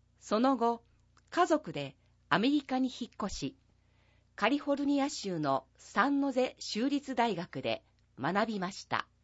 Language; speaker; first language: Japanese; non-native, fluent; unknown